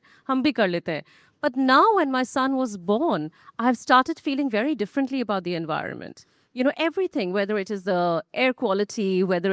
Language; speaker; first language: English; non-native, local second language; Hindi